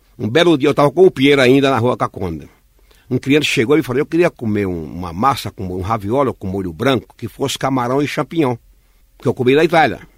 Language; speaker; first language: Portuguese; native; Portuguese